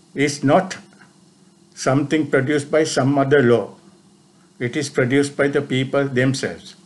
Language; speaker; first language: English; non-native, local second language; Sinhala